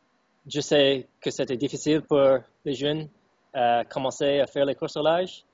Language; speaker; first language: French; non-native, fluent; English